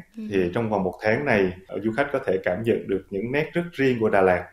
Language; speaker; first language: Vietnamese; native; Vietnamese